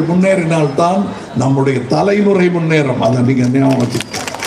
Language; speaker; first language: Tamil; native; Tamil